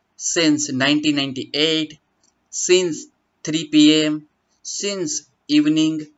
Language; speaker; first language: English; non-native, local second language; Gujarati